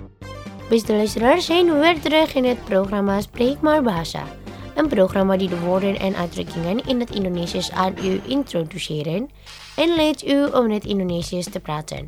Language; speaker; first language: Dutch; non-native, learner; Indonesian